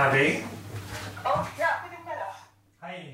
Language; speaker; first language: Dutch; non-native, learner; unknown